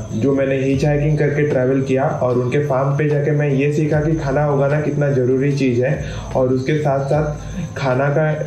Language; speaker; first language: Hindi; non-native, local second language; Bangla